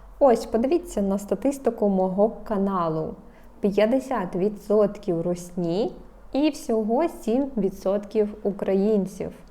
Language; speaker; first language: Ukrainian; non-native, local second language; Russian